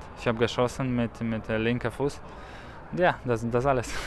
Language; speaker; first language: Dutch; non-native, learner; Polish